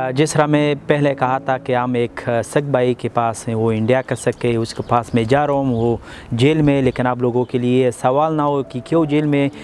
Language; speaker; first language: Hindi; non-native, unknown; Pashto